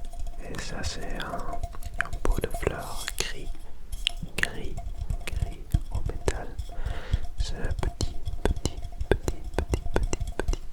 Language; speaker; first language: French; non-native, learner; Dutch